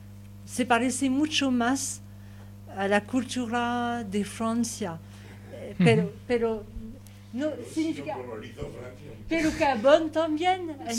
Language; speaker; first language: Spanish; non-native, learner; French